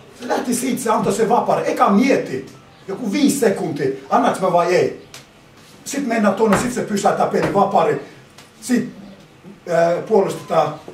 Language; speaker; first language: Finnish; non-native, fluent; Albanian